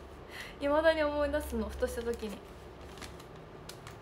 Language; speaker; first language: Japanese; native; Japanese